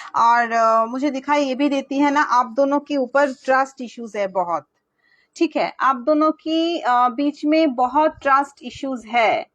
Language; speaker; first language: Hindi; non-native, local second language; Bangla